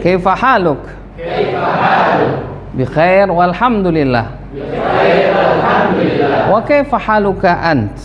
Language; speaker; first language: Arabic; non-native, learner; Indonesian